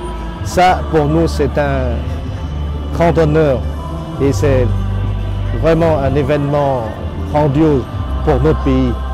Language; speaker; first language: French; non-native, fluent; Lao